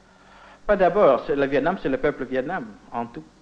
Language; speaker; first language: French; non-native, fluent; Indonesian